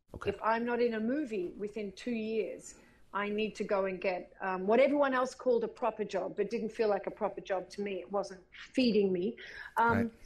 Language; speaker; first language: English; native; English